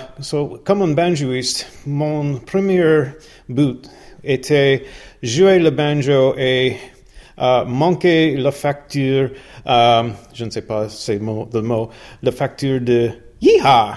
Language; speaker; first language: French; non-native, learner; English